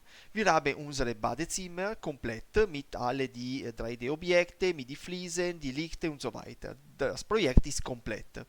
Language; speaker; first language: German; non-native, learner; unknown